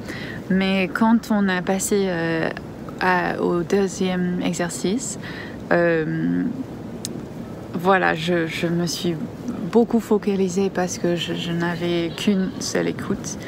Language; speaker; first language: French; non-native, fluent; English